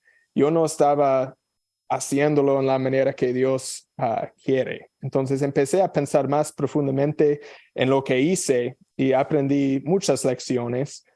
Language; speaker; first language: Spanish; non-native, fluent; English